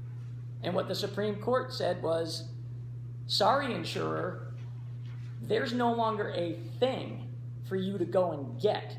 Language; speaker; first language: English; native; English